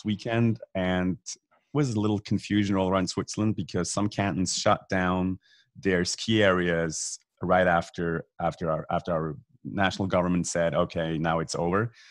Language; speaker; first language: English; non-native, fluent; Swiss German